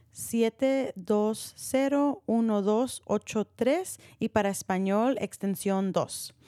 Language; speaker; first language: Spanish; early bilingual, heritage; Spanish